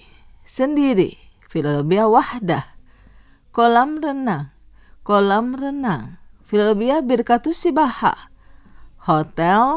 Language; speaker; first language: Arabic; non-native, fluent; Indonesian